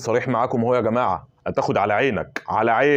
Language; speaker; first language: Arabic; native; Arabic